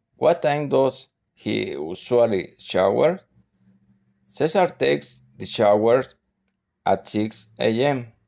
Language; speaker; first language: English; non-native, learner; Spanish